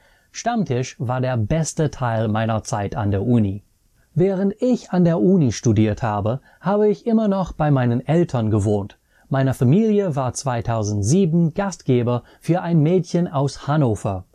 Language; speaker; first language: German; non-native, fluent; English